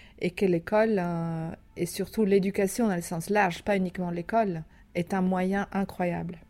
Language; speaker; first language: French; non-native, fluent; Italian